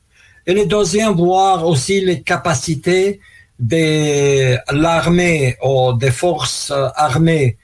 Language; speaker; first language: French; non-native, learner; Russian